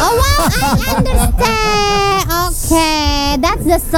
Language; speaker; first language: English; non-native, learner; Indonesian